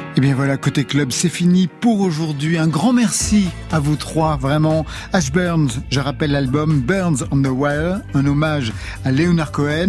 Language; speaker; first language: French; native; French